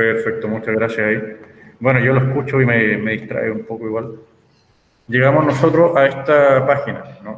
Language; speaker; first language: Spanish; native; Spanish